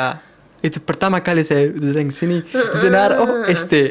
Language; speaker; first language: Indonesian; non-native, learner; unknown